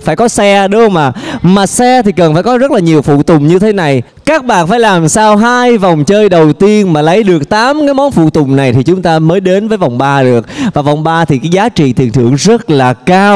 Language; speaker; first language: Vietnamese; native; Vietnamese